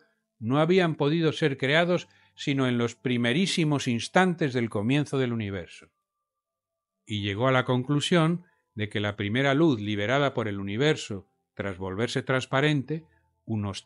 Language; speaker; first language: Spanish; native; Spanish